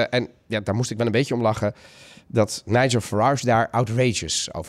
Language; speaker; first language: Dutch; native; Dutch